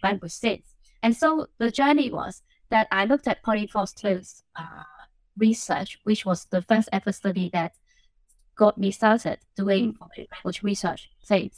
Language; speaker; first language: English; non-native, local second language; Cantonese